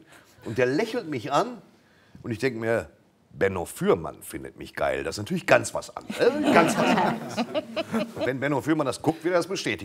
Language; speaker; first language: German; native; German